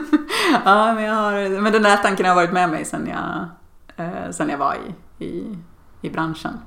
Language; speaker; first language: Swedish; native; Swedish